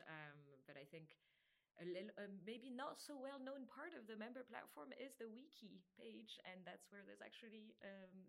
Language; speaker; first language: English; non-native, fluent; French